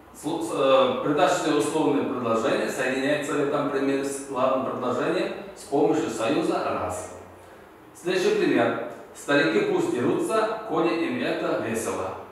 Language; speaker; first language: Russian; non-native, local second language; Uzbek